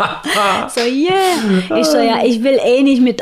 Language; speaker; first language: German; non-native, fluent; Arabic